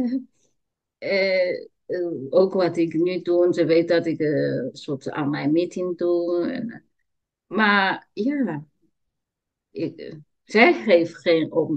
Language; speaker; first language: Dutch; non-native, learner; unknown